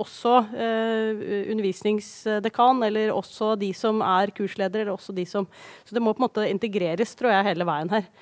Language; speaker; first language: Norwegian; native; Norwegian